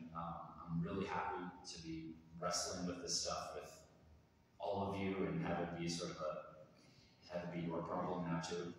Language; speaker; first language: English; native; English